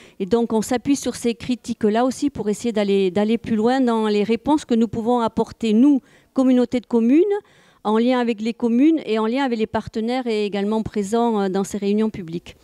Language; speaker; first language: French; native; French